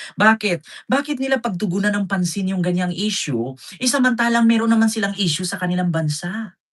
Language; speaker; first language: Filipino; non-native, local second language; Cebuano